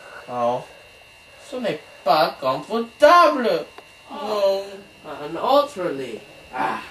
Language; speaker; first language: French; non-native, learner; English